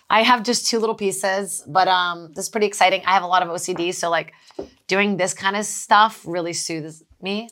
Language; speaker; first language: English; early bilingual, other home language; Portuguese